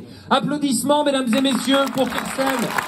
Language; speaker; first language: French; native; French